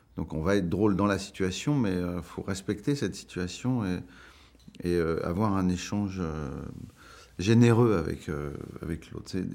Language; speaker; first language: French; native; French